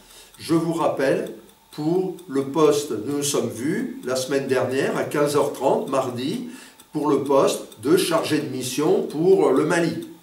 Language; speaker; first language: French; native; French